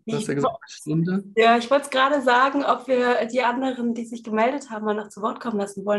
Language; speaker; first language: German; native; German